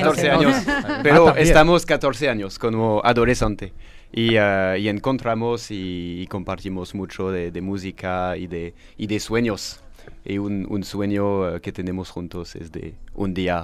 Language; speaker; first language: Spanish; non-native, learner; French